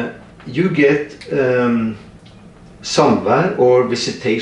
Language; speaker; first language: English; non-native, fluent; Norwegian